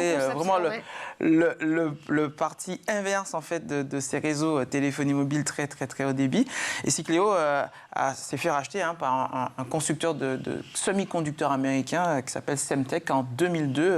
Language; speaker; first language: French; native; French